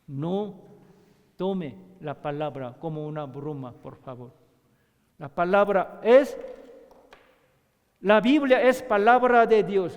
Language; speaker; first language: Spanish; non-native, learner; Korean